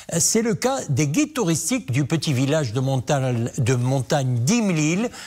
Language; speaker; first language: French; non-native, local second language; Arabic